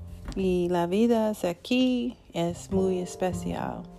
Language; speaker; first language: Spanish; non-native, learner; English